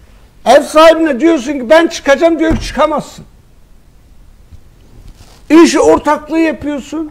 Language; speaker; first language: Turkish; native; Turkish